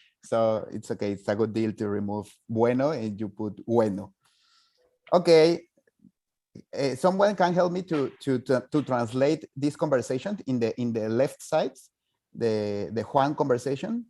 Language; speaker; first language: English; non-native, fluent; Spanish